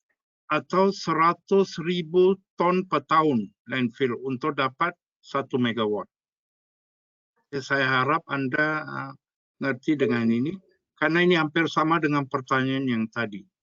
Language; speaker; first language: Indonesian; non-native, fluent; English